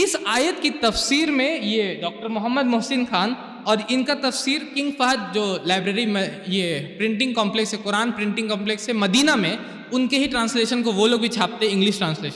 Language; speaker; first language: Urdu; native; Urdu